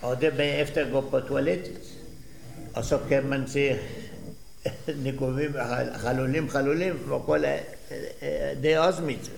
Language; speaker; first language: Danish; non-native, fluent; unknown